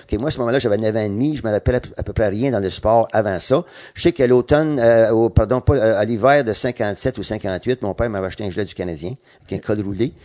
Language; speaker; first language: French; non-native, local second language; English